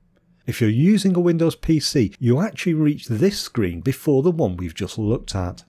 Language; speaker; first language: English; native; English